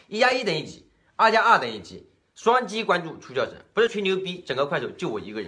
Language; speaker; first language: Chinese; native; Chinese